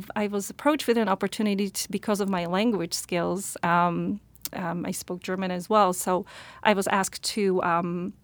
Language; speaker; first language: English; non-native, fluent; Slovak